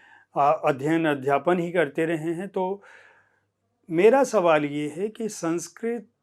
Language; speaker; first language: Hindi; native; Hindi